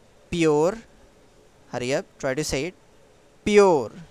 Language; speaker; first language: English; non-native, local second language; Urdu